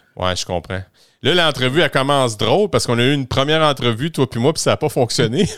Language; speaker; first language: French; native; French